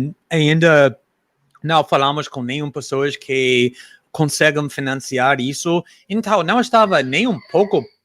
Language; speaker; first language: Portuguese; non-native, fluent; English